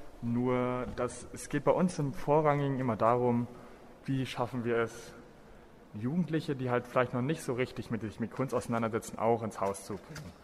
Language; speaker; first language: German; native; German